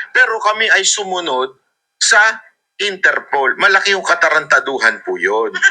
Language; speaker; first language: Filipino; native; Filipino